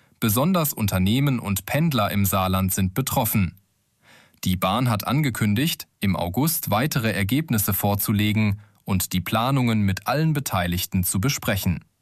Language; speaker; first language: German; native; German